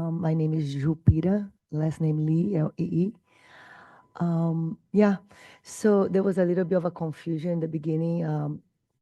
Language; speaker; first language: English; non-native, fluent; Portuguese